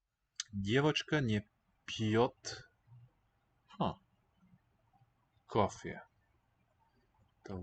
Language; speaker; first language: Russian; non-native, learner; English